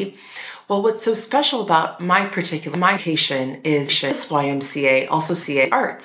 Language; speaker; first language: English; native; English